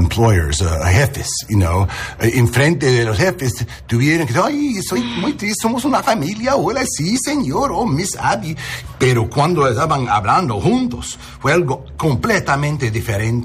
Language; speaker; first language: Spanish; non-native, learner; English